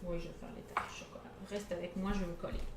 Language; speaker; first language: French; native; French